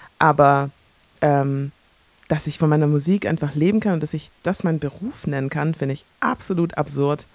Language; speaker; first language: German; early bilingual, other home language; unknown